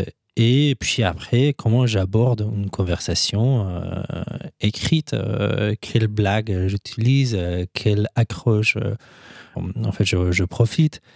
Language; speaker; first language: French; non-native, fluent; Persian